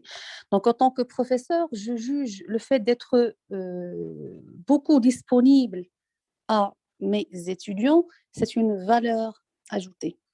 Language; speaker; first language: French; non-native, local second language; Arabic